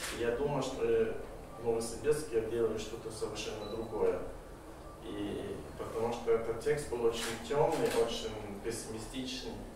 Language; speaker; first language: Russian; non-native, fluent; German